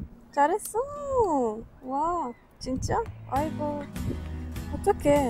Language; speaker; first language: Korean; non-native, learner; Ukrainian